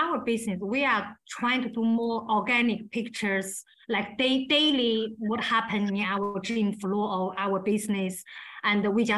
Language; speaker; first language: English; non-native, learner; Chinese